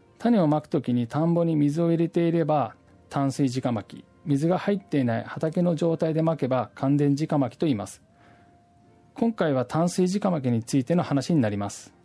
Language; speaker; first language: Japanese; native; Japanese